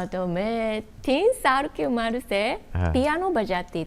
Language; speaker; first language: Hindi; non-native, learner; Japanese